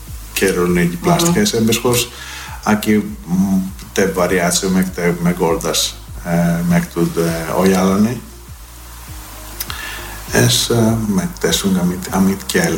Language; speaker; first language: Hungarian; non-native, learner; Greek